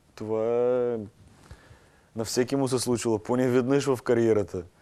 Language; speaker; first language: Bulgarian; non-native, fluent; Russian